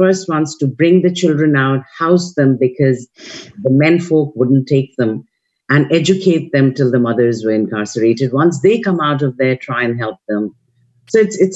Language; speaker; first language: English; non-native, local second language; Hindi